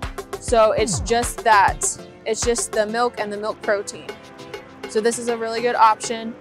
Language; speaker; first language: English; native; English